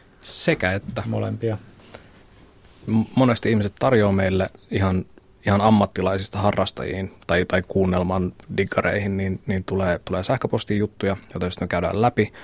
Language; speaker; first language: Finnish; native; Finnish